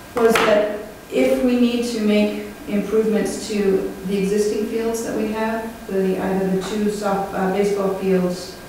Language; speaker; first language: English; native; English